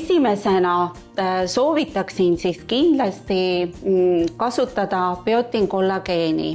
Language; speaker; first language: Estonian; native; Estonian